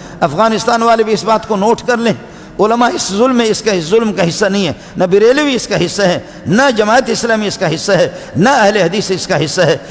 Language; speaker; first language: Urdu; non-native, local second language; Baluchi